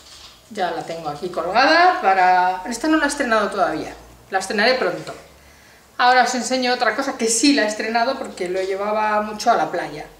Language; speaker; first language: Spanish; native; Spanish